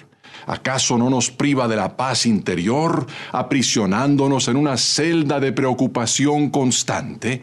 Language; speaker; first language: Spanish; native; Spanish